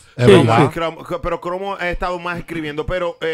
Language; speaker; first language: Spanish; native; Spanish